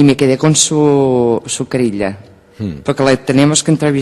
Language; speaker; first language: Catalan; native; Catalan